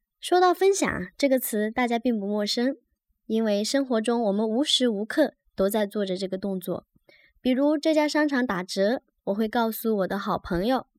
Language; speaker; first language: Chinese; native; Chinese